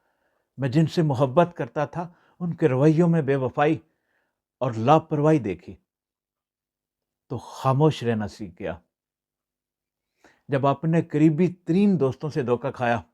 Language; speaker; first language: Urdu; native; Urdu